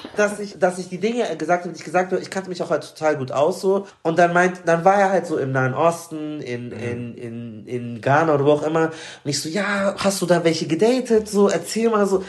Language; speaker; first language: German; early bilingual, other home language; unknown